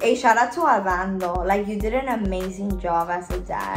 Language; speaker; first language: English; early bilingual, other home language; Spanish